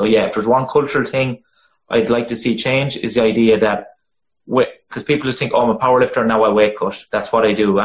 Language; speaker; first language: English; native; English